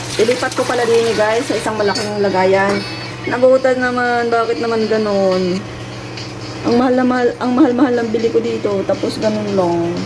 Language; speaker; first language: Filipino; native; Filipino